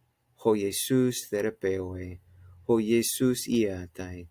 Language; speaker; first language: Greek; non-native, fluent; English